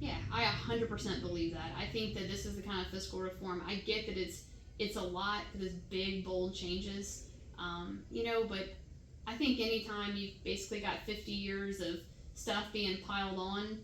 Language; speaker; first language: English; native; English